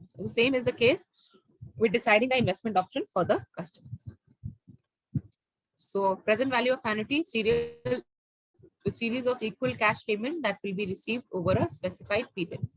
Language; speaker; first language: English; non-native, local second language; Hindi